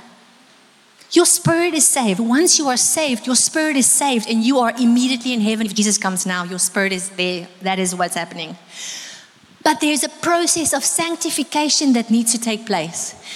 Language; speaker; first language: English; non-native, local second language; Afrikaans